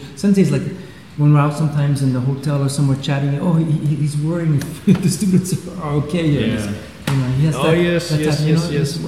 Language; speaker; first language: English; non-native, fluent; Swiss German